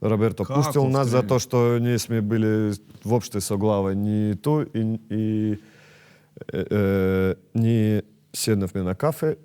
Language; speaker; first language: Macedonian; non-native, learner; Russian